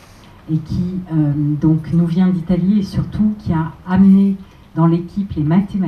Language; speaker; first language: French; native; French